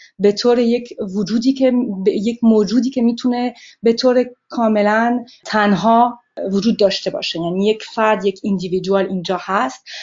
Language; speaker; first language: Persian; early bilingual, heritage; Persian